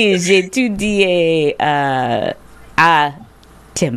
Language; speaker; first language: French; non-native, learner; English